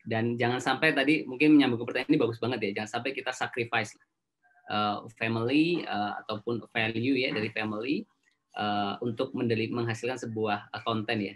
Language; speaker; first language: Indonesian; native; Indonesian